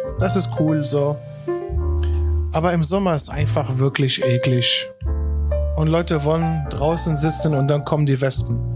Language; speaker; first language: German; non-native, fluent; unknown